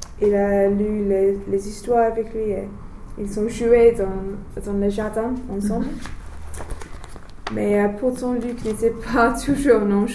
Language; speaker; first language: French; non-native, learner; English